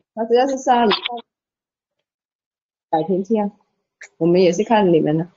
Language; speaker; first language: Chinese; non-native, local second language; Cantonese